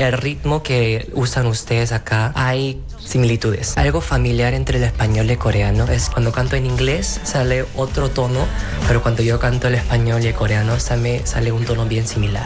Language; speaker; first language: Spanish; non-native, fluent; Korean